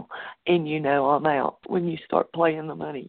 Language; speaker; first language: English; native; English